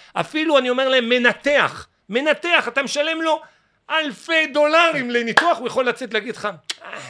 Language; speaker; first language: Hebrew; native; Hebrew